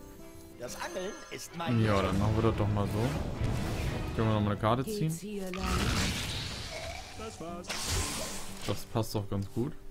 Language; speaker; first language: German; native; German